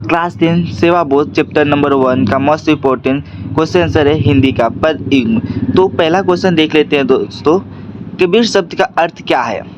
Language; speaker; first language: Hindi; non-native, local second language; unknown